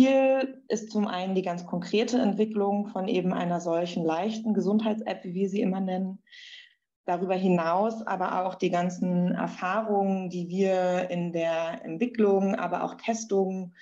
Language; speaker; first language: German; native; German